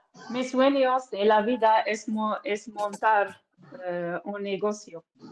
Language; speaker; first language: Spanish; non-native, learner; Arabic